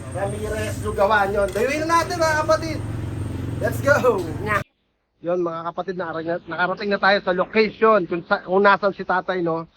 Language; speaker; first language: Filipino; native; Filipino